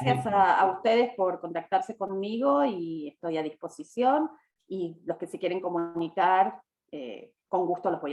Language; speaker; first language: Spanish; native; Spanish